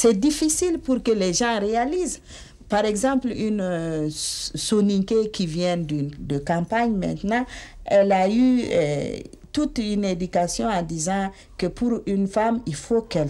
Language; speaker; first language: French; non-native, local second language; Bambara